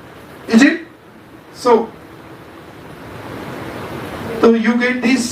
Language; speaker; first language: English; non-native, local second language; Marathi